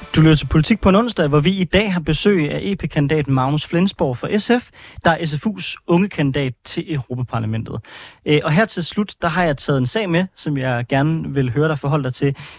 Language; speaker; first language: Danish; native; Danish